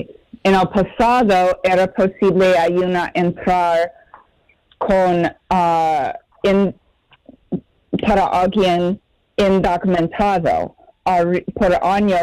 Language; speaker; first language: Spanish; non-native, fluent; English